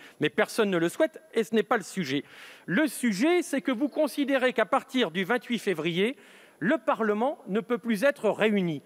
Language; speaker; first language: French; native; French